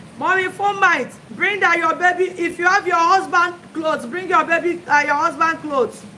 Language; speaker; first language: English; non-native, local second language; Igbo